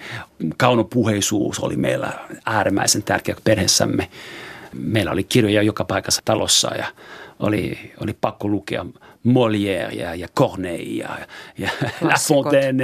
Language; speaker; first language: Finnish; non-native, fluent; French